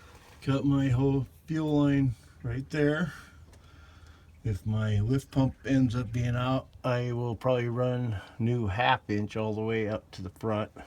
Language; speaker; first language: English; native; English